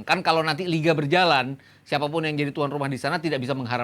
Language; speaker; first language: Indonesian; native; Indonesian